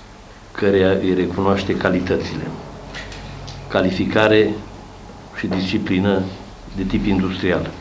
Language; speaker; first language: Romanian; native; Romanian